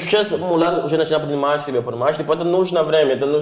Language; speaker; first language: Russian; non-native, fluent; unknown